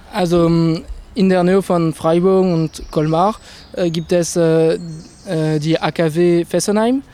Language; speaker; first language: German; non-native, fluent; French